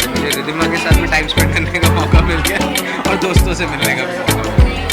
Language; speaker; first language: Hindi; native; Hindi